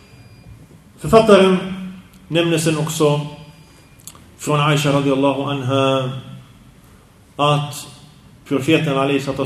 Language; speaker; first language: Swedish; early bilingual, other home language; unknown